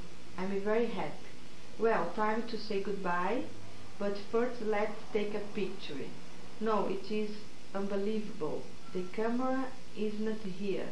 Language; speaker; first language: English; non-native, learner; Portuguese